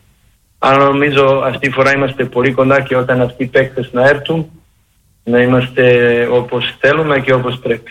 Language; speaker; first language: Greek; non-native, learner; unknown